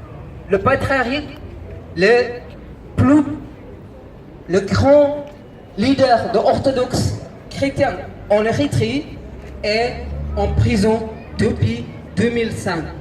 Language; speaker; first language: French; non-native, learner; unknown